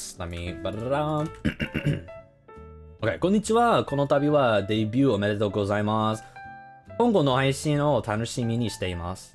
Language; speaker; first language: Japanese; non-native, learner; English